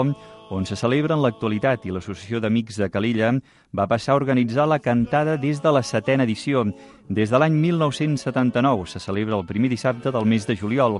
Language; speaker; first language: Catalan; native; Catalan